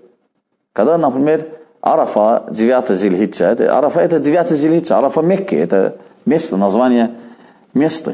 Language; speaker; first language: Russian; non-native, fluent; Azerbaijani